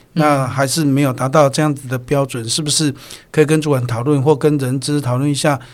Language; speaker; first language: Chinese; native; Chinese